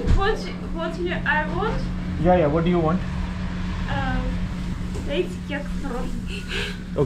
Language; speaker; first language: English; non-native, local second language; Hindi